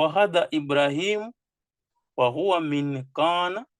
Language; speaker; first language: Arabic; non-native, fluent; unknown